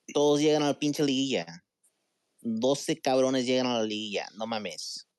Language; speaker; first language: Spanish; early bilingual, heritage; Spanish